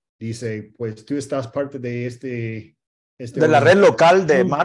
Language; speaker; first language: Spanish; early bilingual, heritage; Spanish